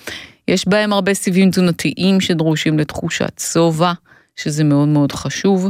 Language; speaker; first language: Hebrew; native; Hebrew